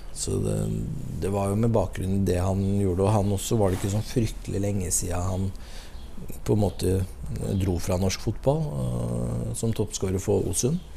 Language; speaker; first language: Norwegian; native; Norwegian